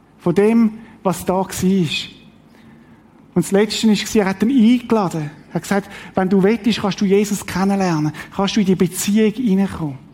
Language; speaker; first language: German; native; German